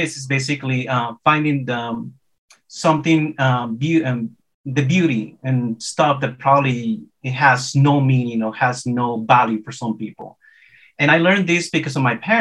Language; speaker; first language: English; non-native, fluent; Spanish